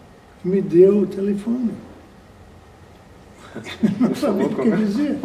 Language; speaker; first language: Portuguese; non-native, fluent; English